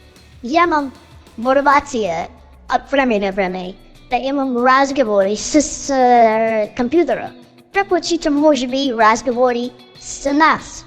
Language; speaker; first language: Bulgarian; non-native, learner; Chinese